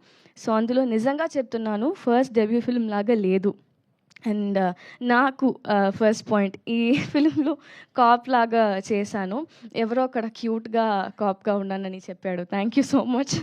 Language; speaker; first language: Telugu; non-native, learner; Tamil